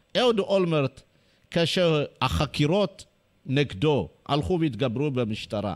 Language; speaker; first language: Hebrew; non-native, fluent; Amharic